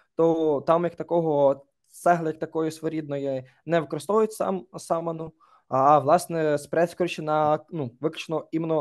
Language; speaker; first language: Ukrainian; native; Ukrainian